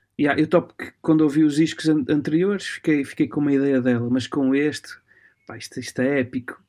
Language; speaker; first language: Portuguese; early bilingual, other home language; Romanian